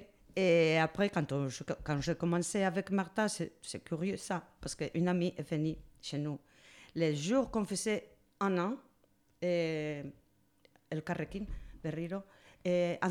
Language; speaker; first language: French; non-native, learner; Spanish